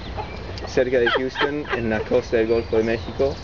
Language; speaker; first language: Spanish; non-native, fluent; English